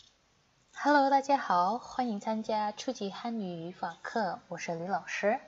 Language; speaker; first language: Chinese; non-native, fluent; Indonesian